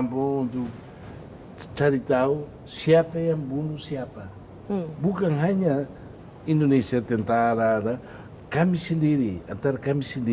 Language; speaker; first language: Indonesian; non-native, fluent; Tetum